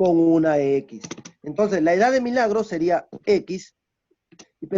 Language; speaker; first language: Spanish; native; Spanish